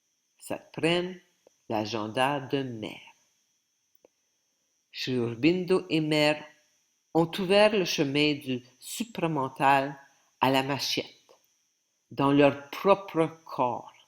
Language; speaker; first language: French; native; French